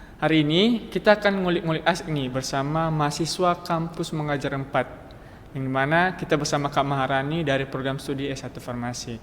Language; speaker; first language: Indonesian; native; Indonesian